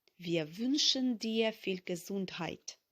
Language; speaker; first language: German; non-native, fluent; Ukrainian